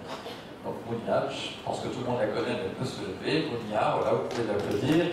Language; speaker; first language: French; native; French